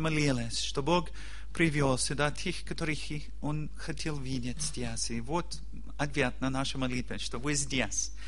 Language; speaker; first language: Russian; non-native, learner; English